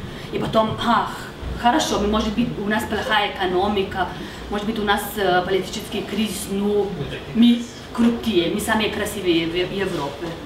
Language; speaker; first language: Russian; non-native, fluent; Slovenian